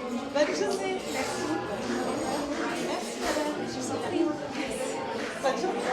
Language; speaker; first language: French; native; French